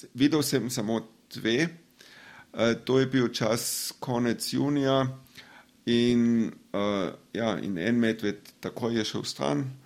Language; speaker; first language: Slovenian; non-native, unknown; German